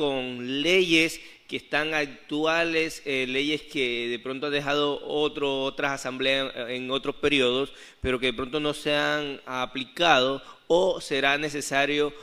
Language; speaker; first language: Spanish; native; Spanish